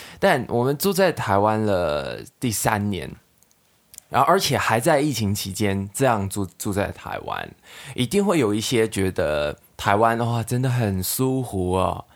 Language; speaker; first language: Chinese; non-native, local second language; Cantonese